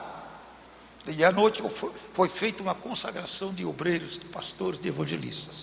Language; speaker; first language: Portuguese; native; Portuguese